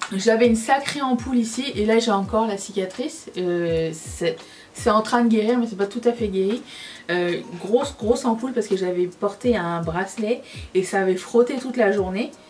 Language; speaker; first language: French; native; French